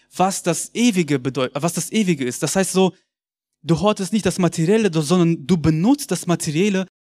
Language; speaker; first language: German; early bilingual, other home language; Russian